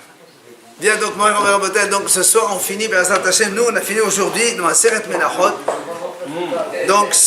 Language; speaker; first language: French; native; French